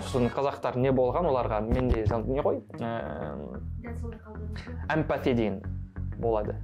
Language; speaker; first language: Kazakh; non-native, learner; French